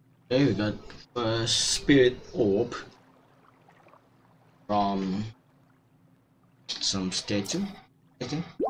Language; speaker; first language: English; non-native, learner; Indonesian